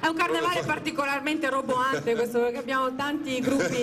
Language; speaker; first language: Italian; native; Italian